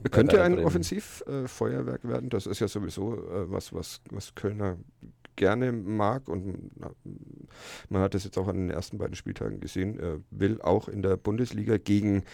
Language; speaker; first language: German; native; German